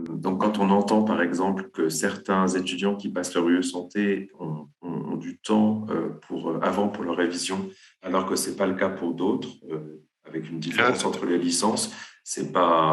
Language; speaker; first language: French; native; French